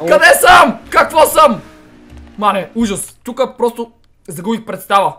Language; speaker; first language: Bulgarian; native; Bulgarian